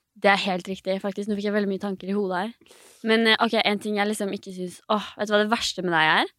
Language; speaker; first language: Norwegian; native; Norwegian